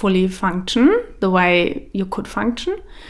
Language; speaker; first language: English; early bilingual, other home language; German